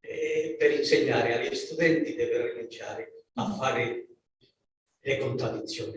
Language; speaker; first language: Italian; non-native, learner; Spanish